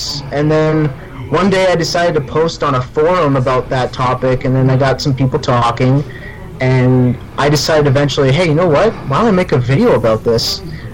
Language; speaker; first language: English; native; English